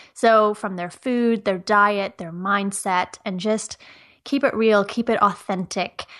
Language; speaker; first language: English; native; English